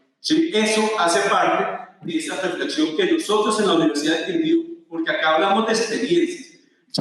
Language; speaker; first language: Spanish; native; Spanish